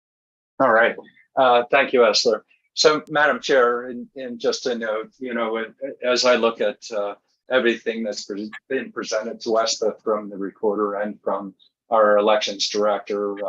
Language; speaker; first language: English; native; English